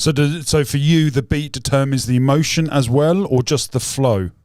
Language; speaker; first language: English; native; English